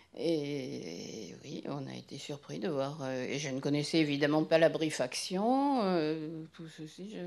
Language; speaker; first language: French; native; French